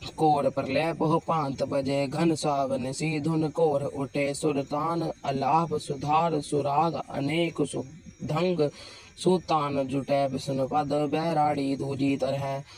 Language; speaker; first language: Hindi; non-native, local second language; Punjabi